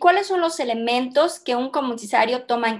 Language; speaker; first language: Spanish; native; Spanish